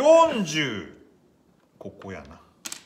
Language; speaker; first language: Japanese; native; Japanese